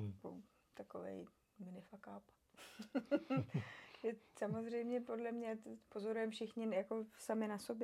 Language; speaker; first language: Czech; native; Czech